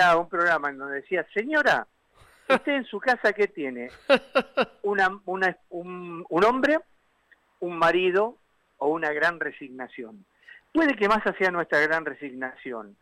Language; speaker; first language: Spanish; native; Spanish